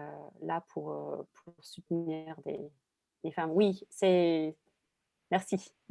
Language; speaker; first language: French; non-native, fluent; English